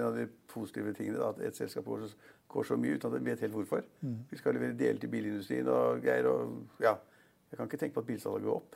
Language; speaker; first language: Norwegian; native; Norwegian